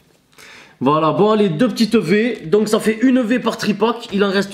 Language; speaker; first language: French; native; French